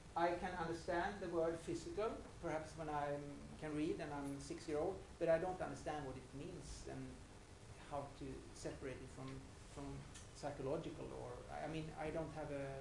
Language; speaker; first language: English; non-native, fluent; Swedish